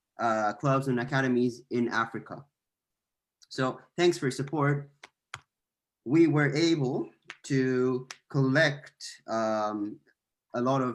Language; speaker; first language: English; non-native, fluent; Japanese